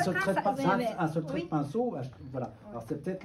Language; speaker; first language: French; native; French